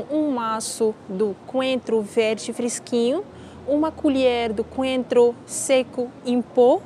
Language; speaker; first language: Portuguese; non-native, learner; Arabic